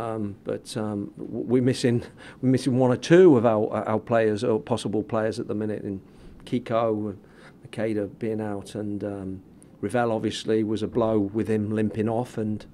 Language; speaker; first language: English; native; English